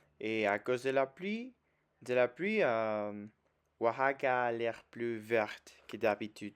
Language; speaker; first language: French; non-native, fluent; Spanish